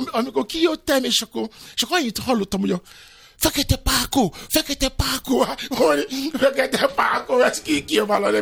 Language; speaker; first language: Hungarian; non-native, fluent; Yoruba